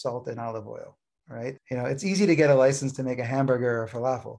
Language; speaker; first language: English; native; English